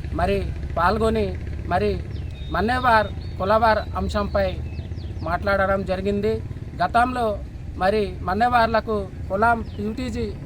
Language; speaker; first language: Telugu; non-native, local second language; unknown